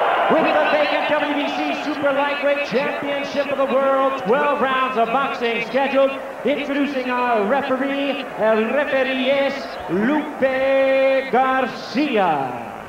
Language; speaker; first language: English; native; English